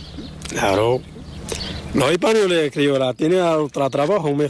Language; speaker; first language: Spanish; non-native, learner; Arabic